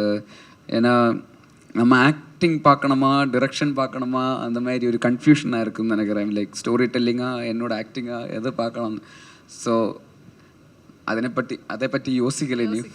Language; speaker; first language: Tamil; non-native, learner; Malayalam